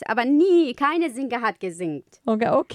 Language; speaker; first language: German; non-native, learner; Kurdish